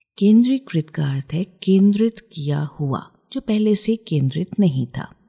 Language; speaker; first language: Hindi; native; Hindi